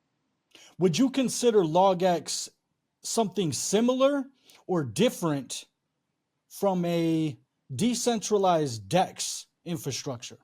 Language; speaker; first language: English; native; English